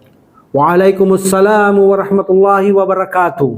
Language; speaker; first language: Arabic; non-native, fluent; Filipino